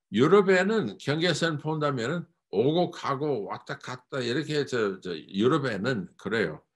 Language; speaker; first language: Korean; non-native, fluent; English